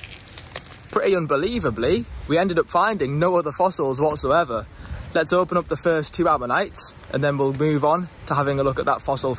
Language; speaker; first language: English; native; English